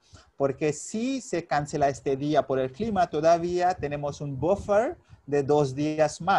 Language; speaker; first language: Spanish; non-native, fluent; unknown